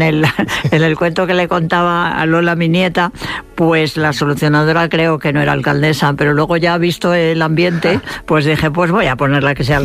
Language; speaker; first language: Spanish; native; Spanish